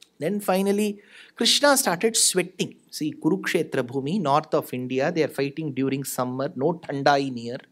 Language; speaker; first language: English; non-native, local second language; Tamil